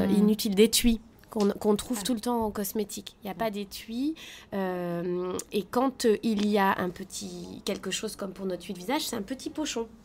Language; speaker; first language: French; native; French